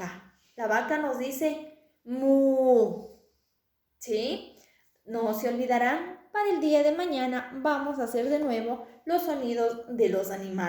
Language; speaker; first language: Spanish; native; Spanish